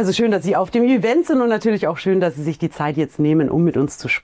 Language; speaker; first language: German; native; German